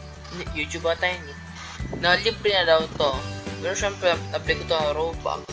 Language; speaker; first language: Filipino; native; Filipino